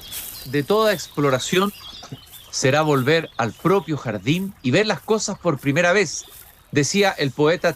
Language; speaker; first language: Spanish; native; Spanish